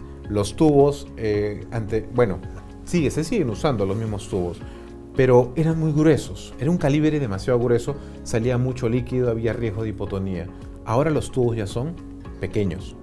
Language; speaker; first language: Spanish; native; Spanish